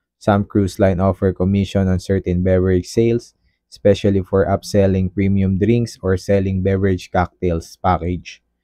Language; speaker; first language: English; non-native, local second language; Filipino